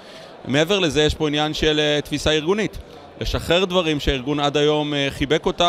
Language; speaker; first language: Hebrew; native; Hebrew